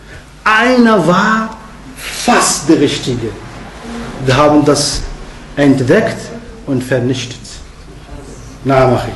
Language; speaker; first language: German; non-native, fluent; Arabic